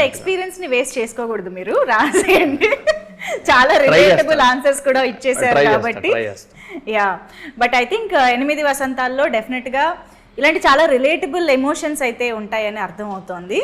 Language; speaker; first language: Telugu; native; Telugu